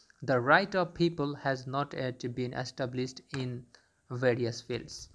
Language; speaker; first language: English; non-native, local second language; Bangla